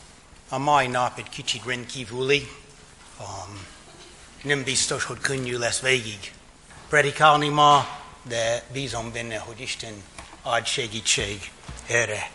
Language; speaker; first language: Hungarian; non-native, fluent; English